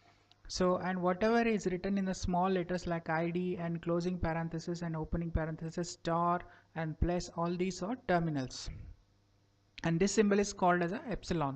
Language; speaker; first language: English; non-native, local second language; Kannada